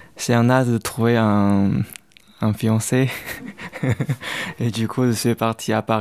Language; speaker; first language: French; non-native, learner; Chinese